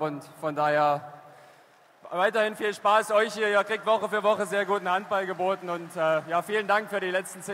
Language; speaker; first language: German; native; German